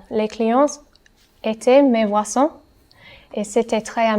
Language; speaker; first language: French; non-native, learner; English